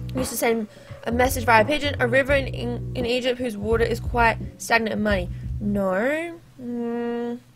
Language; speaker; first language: English; native; English